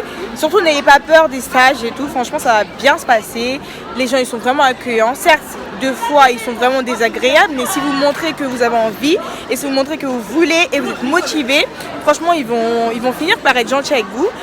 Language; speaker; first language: French; native; French